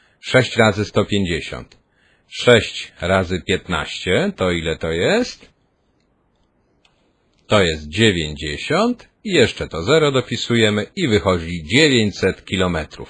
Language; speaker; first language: Polish; native; Polish